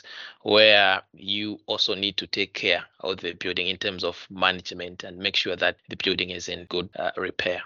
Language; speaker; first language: English; non-native, local second language; Nyanja